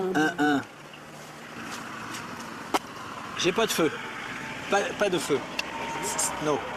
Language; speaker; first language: French; native; French